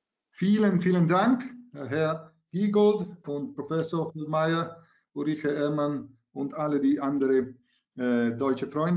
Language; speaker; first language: German; non-native, learner; Italian